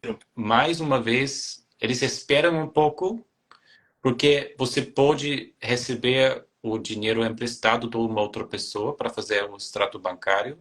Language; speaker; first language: Portuguese; non-native, fluent; German